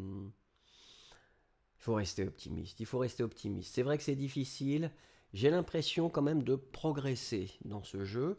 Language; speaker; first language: French; native; French